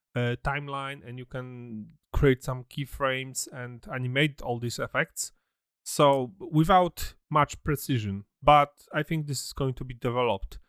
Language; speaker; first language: English; non-native, fluent; Polish